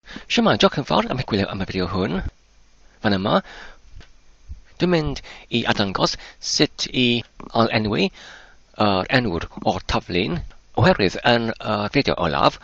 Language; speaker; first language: Welsh; non-native, learner; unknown